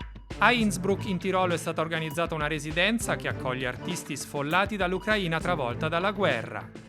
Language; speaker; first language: Italian; native; Italian